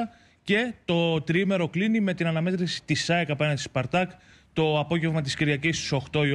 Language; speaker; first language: Greek; native; Greek